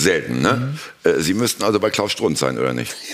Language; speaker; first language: German; native; German